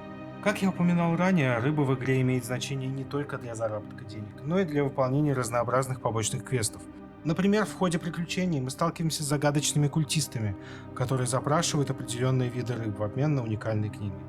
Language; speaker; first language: Russian; native; Russian